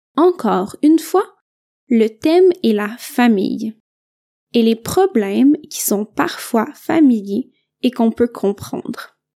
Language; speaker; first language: French; native; French